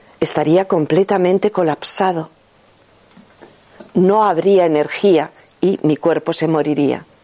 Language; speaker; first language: Spanish; native; Spanish